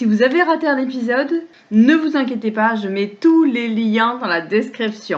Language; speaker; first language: French; native; French